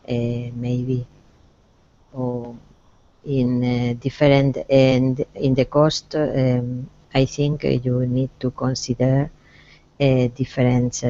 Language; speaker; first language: English; non-native, learner; Spanish